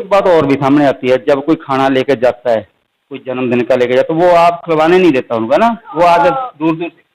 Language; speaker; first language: Hindi; non-native, local second language; Punjabi